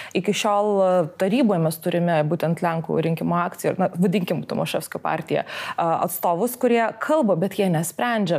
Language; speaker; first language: Lithuanian; non-native, local second language; Polish